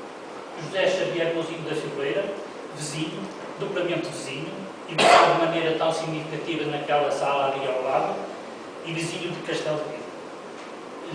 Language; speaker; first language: Portuguese; native; Portuguese